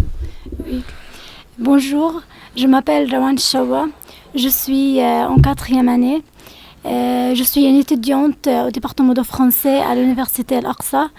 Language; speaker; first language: French; non-native, learner; Arabic